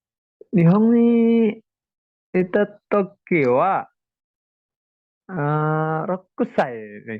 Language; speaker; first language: Japanese; non-native, learner; Indonesian